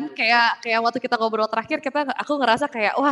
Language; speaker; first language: Indonesian; native; Indonesian